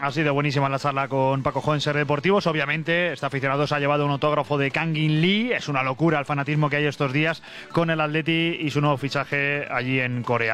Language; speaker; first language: Spanish; native; Spanish